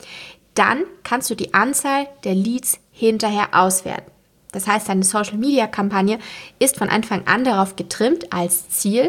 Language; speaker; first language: German; native; German